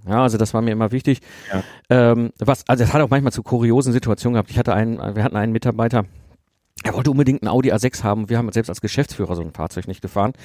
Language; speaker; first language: German; native; German